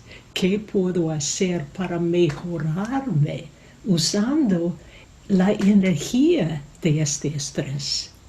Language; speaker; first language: Spanish; non-native, fluent; English